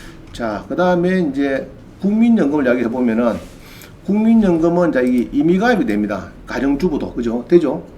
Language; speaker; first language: Korean; native; Korean